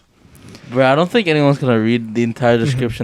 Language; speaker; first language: English; native; English